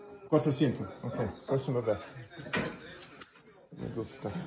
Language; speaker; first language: Spanish; non-native, learner; English